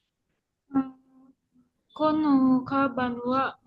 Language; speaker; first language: Japanese; non-native, learner; Indonesian